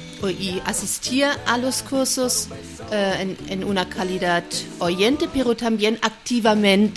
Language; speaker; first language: Spanish; non-native, fluent; German